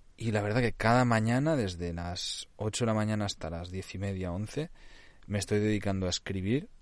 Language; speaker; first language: Spanish; non-native, local second language; Catalan